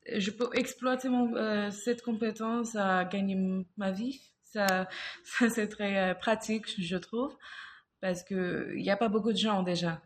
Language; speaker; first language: French; non-native, fluent; Bangla